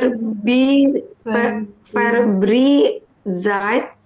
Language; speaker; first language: German; non-native, learner; Indonesian